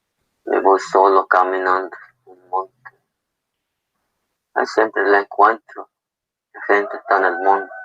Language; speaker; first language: Spanish; non-native, local second language; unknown